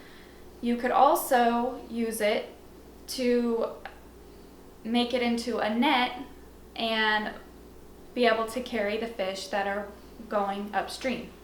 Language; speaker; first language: English; native; English